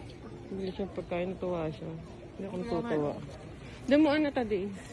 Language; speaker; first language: Japanese; non-native, learner; Filipino